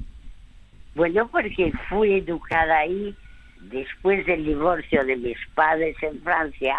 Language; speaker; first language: Spanish; early bilingual, other home language; French